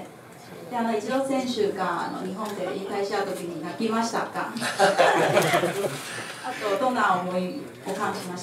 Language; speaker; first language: Japanese; non-native, fluent; Chinese